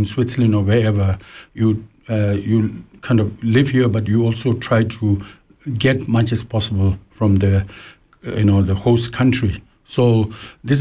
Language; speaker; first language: English; non-native, local second language; Tibetan